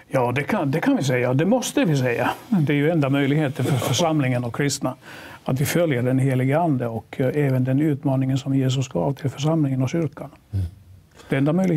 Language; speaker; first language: Swedish; non-native, local second language; Finnish